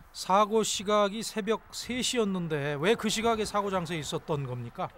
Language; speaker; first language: Korean; native; Korean